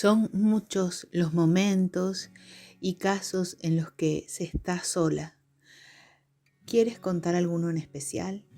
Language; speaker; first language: Spanish; native; Spanish